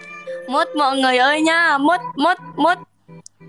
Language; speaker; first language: Vietnamese; non-native, learner; Indonesian